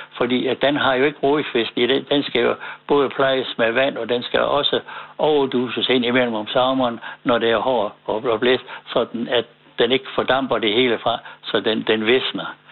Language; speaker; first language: Danish; native; Danish